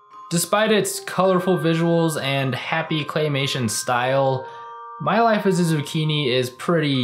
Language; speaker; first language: English; native; English